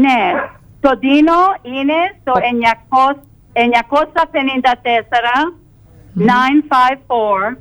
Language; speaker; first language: Greek; early bilingual, heritage; Greek